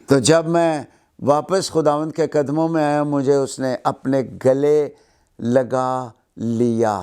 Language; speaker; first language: Urdu; non-native, local second language; Punjabi